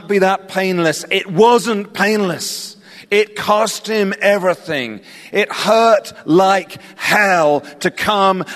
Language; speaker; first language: English; native; English